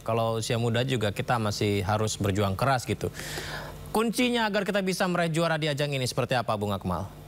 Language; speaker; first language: Indonesian; native; Indonesian